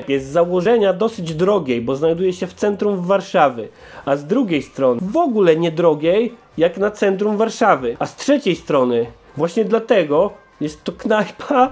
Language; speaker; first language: Polish; native; Polish